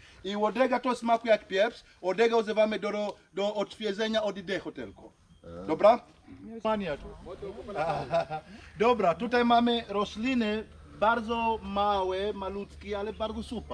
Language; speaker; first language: Polish; non-native, learner; Swahili